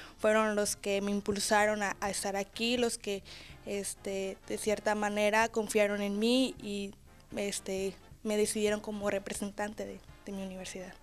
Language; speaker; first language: Spanish; native; Spanish